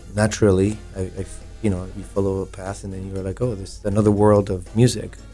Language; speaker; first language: English; non-native, fluent; Spanish